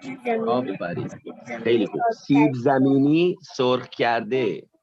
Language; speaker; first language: Persian; non-native, fluent; Hindi